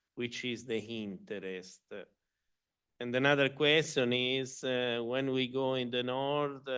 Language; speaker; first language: English; non-native, fluent; Italian